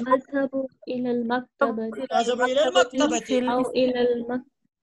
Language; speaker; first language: Arabic; non-native, learner; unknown